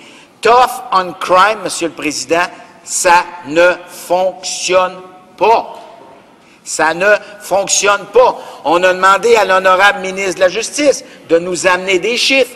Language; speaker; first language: French; native; French